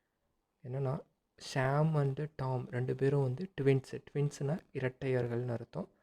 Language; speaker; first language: Tamil; native; Tamil